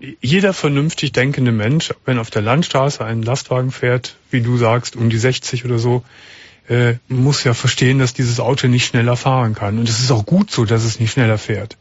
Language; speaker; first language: German; native; German